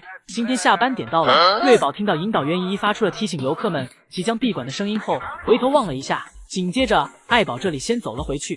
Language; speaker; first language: Chinese; native; Chinese